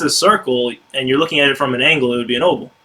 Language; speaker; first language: English; native; English